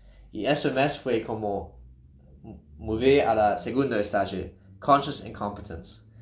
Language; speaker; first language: Spanish; non-native, learner; English